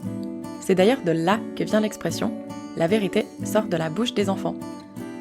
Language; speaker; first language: French; native; French